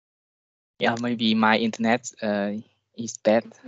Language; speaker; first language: English; non-native, learner; Vietnamese